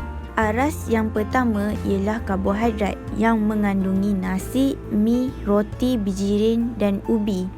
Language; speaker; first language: Malay; native; Malay